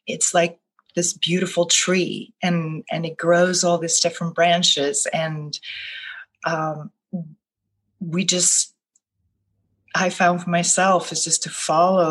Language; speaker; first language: English; non-native, fluent; Swedish